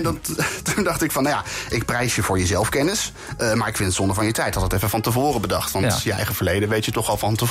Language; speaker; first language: Dutch; native; Dutch